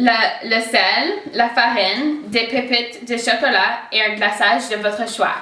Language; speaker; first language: French; non-native, learner; English